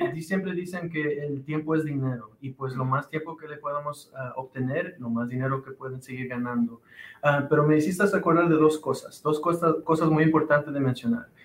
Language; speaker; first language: Spanish; early bilingual, heritage; Spanish